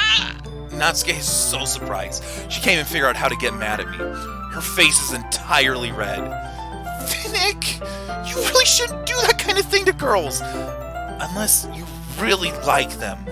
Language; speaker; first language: English; native; English